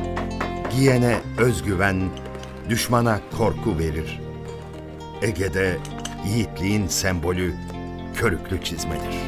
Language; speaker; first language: Turkish; native; Turkish